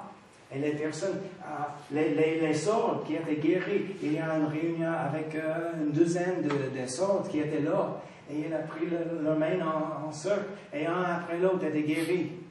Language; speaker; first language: French; non-native, fluent; English